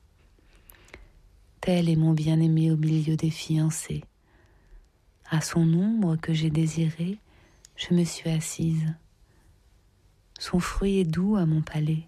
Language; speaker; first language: French; native; French